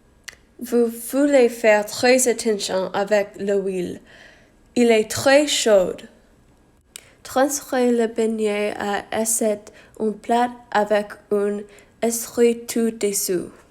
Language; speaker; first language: French; non-native, learner; English